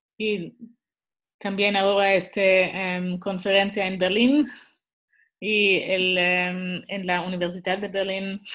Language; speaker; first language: Spanish; non-native, learner; Swiss German